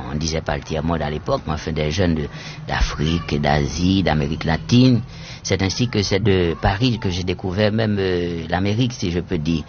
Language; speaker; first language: French; native; French